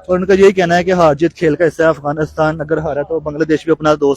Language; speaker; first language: Hindi; native; Hindi